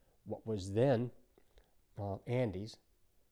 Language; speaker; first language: English; native; English